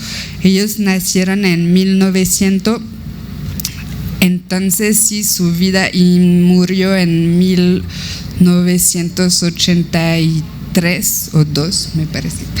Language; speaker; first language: Spanish; non-native, fluent; French